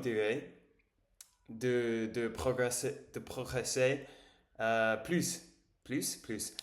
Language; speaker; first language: French; non-native, learner; English